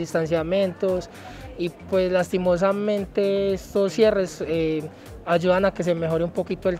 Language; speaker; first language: Spanish; native; Spanish